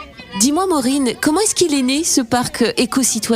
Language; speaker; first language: French; native; French